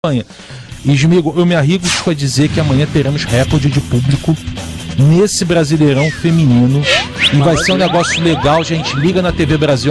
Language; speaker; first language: Portuguese; native; Portuguese